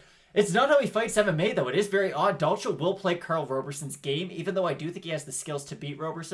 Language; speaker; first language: English; native; English